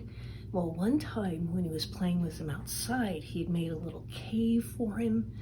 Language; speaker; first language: English; native; English